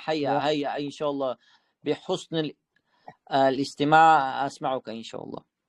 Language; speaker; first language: Arabic; non-native, fluent; Uzbek